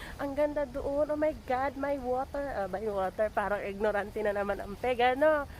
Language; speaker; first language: Filipino; native; Filipino